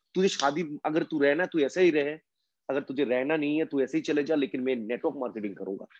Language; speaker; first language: Hindi; non-native, local second language; Bangla